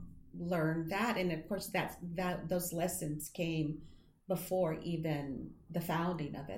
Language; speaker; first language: English; native; English